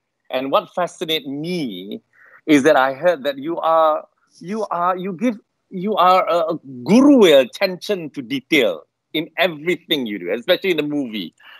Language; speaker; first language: English; non-native, local second language; Malay